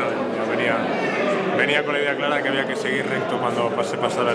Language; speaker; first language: Spanish; native; Spanish